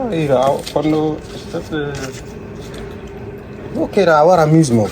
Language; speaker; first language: Spanish; non-native, learner; Bambara